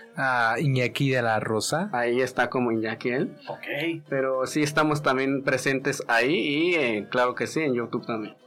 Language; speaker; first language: Spanish; non-native, local second language; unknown